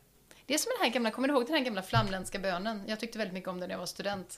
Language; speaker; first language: Swedish; native; Swedish